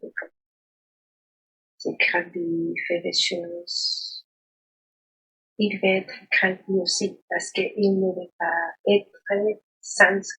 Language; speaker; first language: French; non-native, learner; Spanish